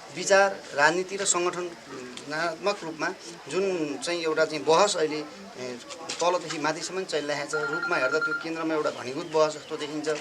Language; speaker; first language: Nepali; native; Nepali